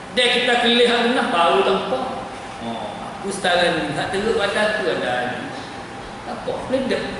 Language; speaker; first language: Malay; native; Malay